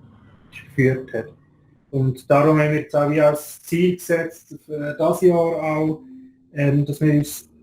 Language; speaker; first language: German; native; German